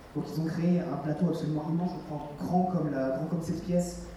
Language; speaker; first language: French; native; French